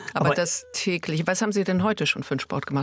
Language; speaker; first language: German; native; German